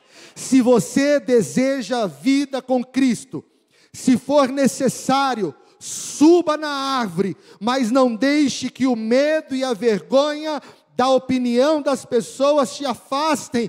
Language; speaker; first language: Portuguese; native; Portuguese